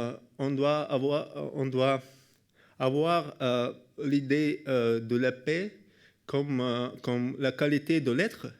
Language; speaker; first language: French; non-native, learner; Russian